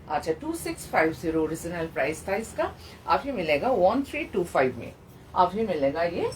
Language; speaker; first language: Hindi; non-native, local second language; Bangla